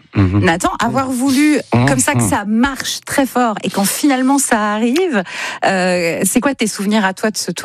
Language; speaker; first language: French; native; French